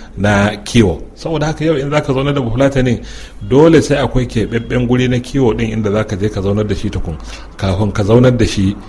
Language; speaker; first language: Hausa; non-native, local second language; Fula